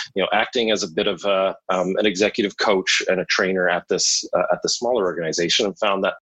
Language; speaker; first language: English; native; English